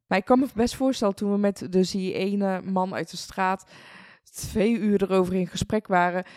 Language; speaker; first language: Dutch; early bilingual, other home language; Persian